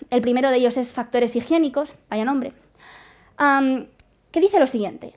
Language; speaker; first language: Spanish; native; Spanish